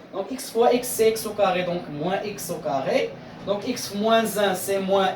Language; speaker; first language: French; non-native, local second language; Arabic